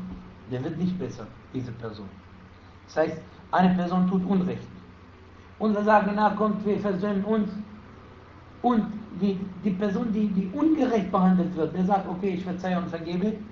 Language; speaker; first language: German; non-native, fluent; Arabic